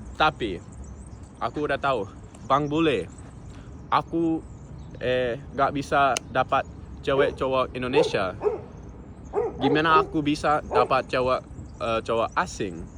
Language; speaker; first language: Indonesian; non-native, fluent; English